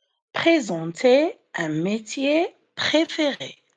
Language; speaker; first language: French; non-native, fluent; Arabic